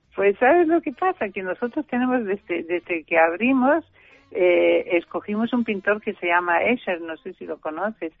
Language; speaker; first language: Spanish; non-native, fluent; German